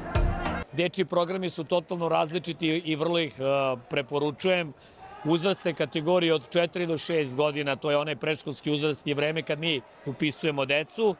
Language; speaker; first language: Serbian; native; Serbian